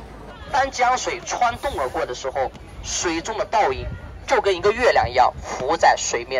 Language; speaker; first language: Chinese; native; Chinese